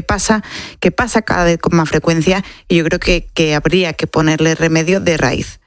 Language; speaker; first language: Spanish; native; Spanish